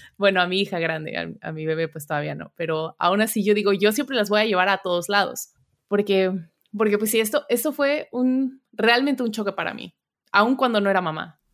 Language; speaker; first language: Spanish; native; Spanish